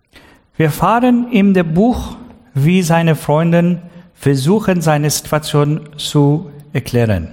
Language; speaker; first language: German; non-native, learner; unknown